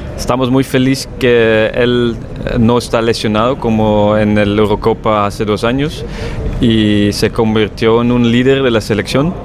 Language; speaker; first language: Spanish; non-native, fluent; Dutch